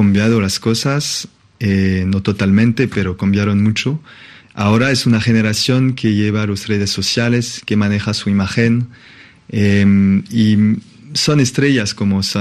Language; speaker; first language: Spanish; non-native, fluent; French